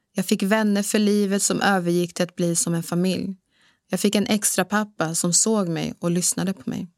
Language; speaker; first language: Swedish; early bilingual, other home language; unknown